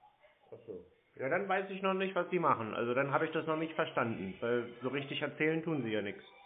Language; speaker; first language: German; native; German